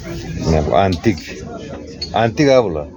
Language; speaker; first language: Turkish; non-native, learner; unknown